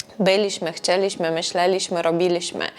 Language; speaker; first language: Polish; non-native, fluent; Ukrainian